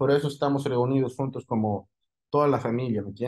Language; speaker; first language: Spanish; non-native, fluent; Arabic